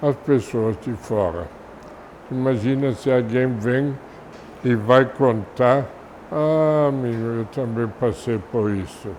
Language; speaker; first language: Portuguese; non-native, fluent; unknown